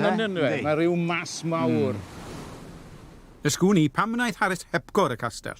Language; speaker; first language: Welsh; native; Welsh